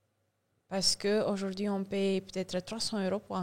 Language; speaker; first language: French; non-native, learner; Romanian